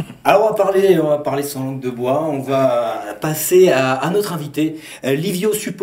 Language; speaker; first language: French; native; French